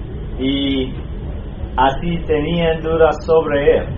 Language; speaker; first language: Spanish; non-native, fluent; English